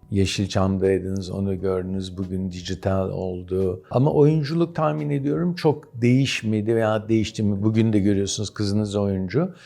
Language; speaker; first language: Turkish; native; Turkish